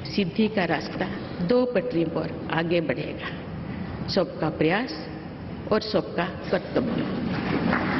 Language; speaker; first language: Hindi; non-native, local second language; Santali